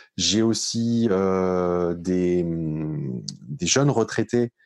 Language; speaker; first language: French; native; French